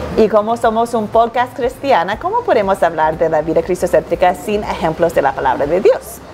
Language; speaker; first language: Spanish; non-native, fluent; English